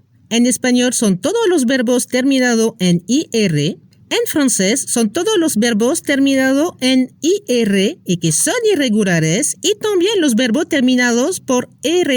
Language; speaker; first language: Spanish; non-native, fluent; French